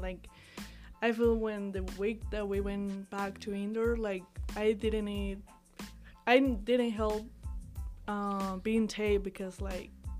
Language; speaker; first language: English; non-native, learner; Spanish